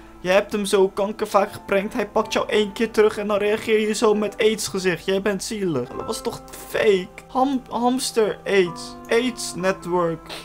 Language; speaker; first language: Dutch; early bilingual, other home language; Turkish